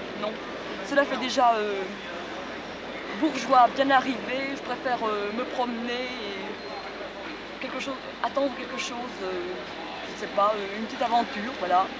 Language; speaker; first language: French; native; French